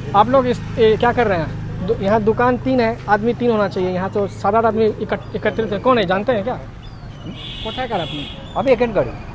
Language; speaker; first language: Hindi; native; Hindi